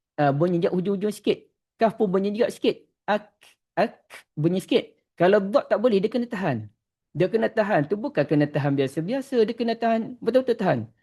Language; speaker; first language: Malay; native; Malay